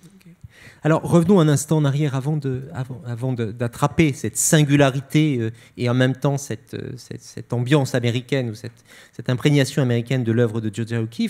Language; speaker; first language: French; native; French